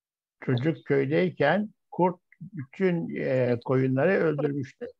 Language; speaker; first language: Turkish; native; Turkish